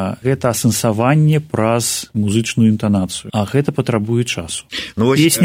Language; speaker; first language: Belarusian; non-native, local second language; Russian